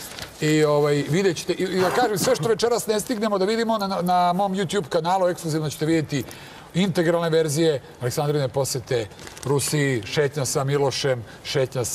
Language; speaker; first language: Serbian; native; Serbian